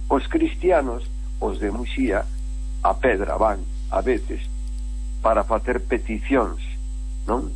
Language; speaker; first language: Galician; native; Galician